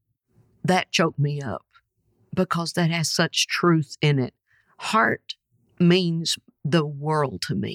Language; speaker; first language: English; native; English